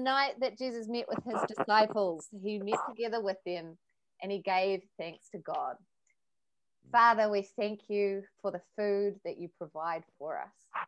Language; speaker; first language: English; native; English